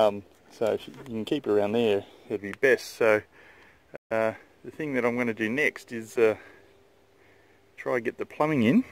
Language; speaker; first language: English; native; English